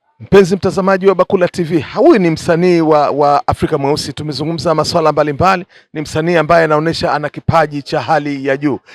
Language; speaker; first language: Swahili; native; Swahili